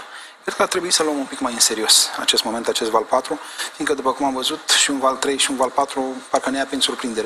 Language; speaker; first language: Romanian; native; Romanian